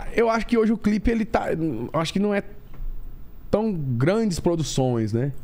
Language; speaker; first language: Portuguese; native; Portuguese